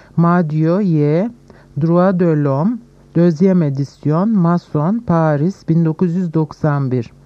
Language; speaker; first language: Turkish; native; Turkish